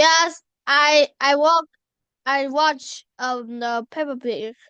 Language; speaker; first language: English; non-native, learner; Vietnamese